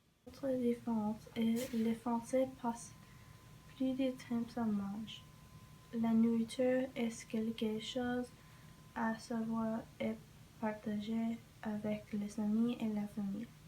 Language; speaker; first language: French; non-native, learner; English